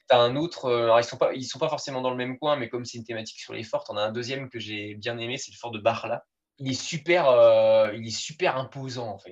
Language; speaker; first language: French; native; French